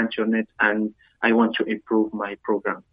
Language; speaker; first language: English; non-native, learner; Spanish